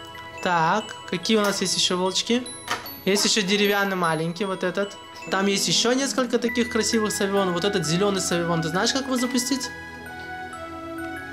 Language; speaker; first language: Russian; native; Russian